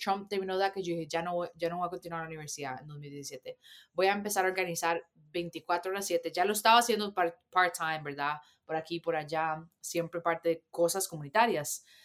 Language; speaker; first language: Spanish; early bilingual, heritage; Spanish